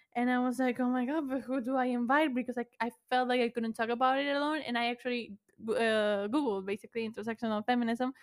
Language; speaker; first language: English; non-native, fluent; Spanish